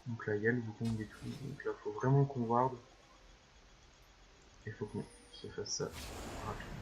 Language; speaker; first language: French; native; French